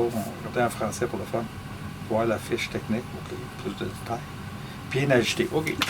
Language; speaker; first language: French; native; French